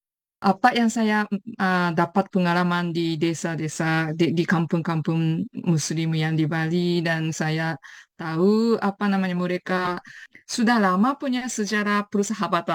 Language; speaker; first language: Indonesian; non-native, fluent; Japanese